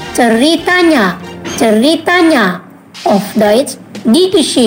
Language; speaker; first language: German; non-native, learner; Indonesian